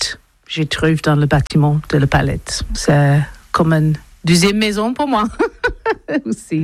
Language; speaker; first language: French; non-native, learner; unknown